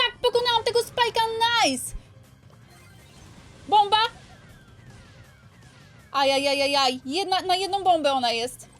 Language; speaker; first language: Polish; native; Polish